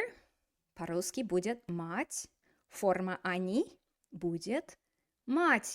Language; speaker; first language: Russian; non-native, fluent; English